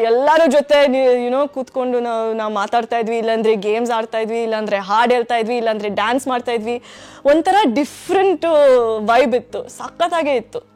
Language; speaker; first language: Kannada; non-native, fluent; English